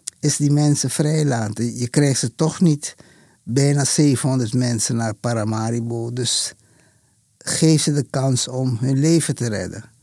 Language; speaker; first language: Dutch; native; Dutch